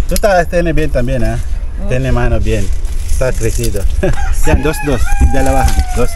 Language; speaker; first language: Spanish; non-native, learner; Filipino